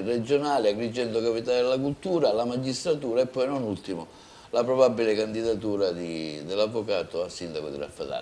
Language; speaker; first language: Italian; native; Italian